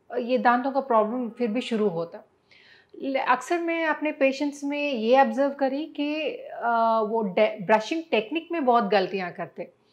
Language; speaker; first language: Hindi; non-native, local second language; Telugu